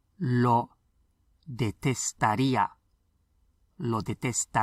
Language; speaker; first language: Spanish; non-native, fluent; English